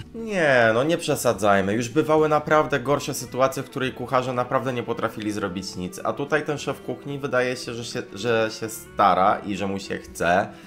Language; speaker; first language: Polish; native; Polish